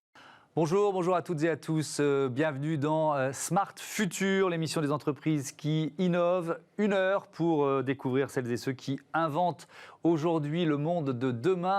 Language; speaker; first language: French; native; French